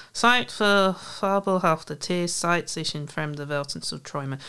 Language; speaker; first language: German; non-native, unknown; English